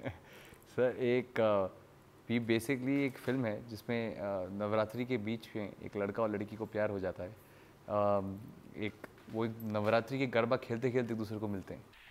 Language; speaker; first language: Hindi; native; Hindi